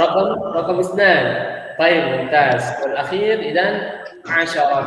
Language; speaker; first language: Arabic; non-native, fluent; Indonesian